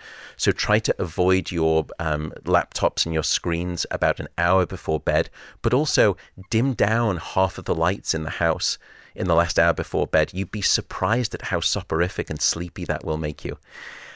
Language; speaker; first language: English; native; English